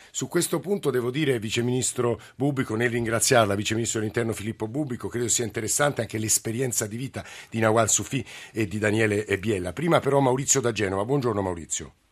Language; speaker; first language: Italian; native; Italian